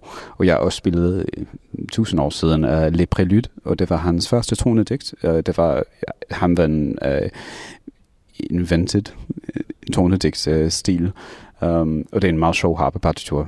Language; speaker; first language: Danish; non-native, fluent; English